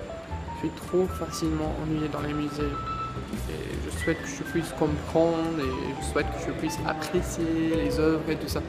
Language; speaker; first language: French; non-native, fluent; English